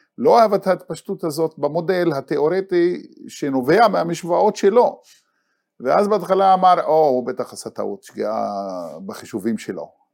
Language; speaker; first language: Hebrew; non-native, local second language; Arabic